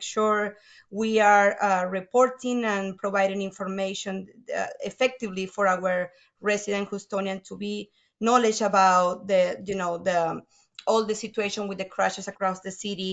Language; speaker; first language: English; non-native, fluent; Spanish